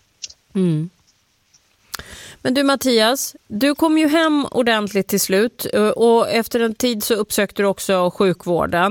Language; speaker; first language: Swedish; native; Swedish